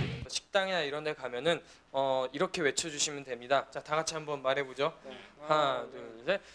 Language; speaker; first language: Korean; native; Korean